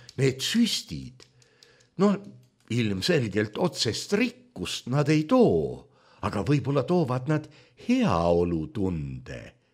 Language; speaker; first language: Estonian; native; Estonian